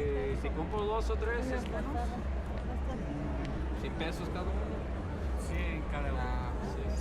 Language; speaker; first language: Spanish; early bilingual, heritage; English